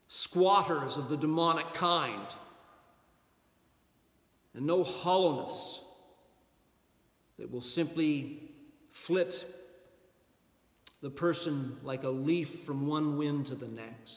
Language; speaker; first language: English; native; English